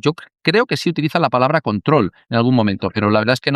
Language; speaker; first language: Spanish; native; Spanish